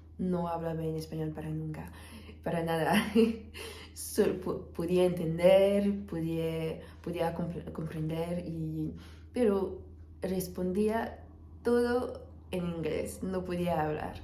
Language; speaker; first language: Spanish; non-native, fluent; French